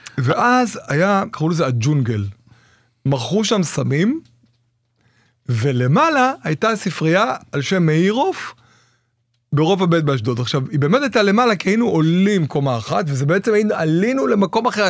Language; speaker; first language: Hebrew; native; Hebrew